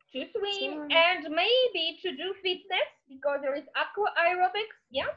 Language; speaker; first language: English; non-native, fluent; Russian